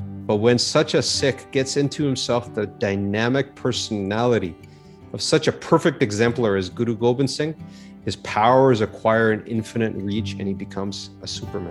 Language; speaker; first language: English; native; English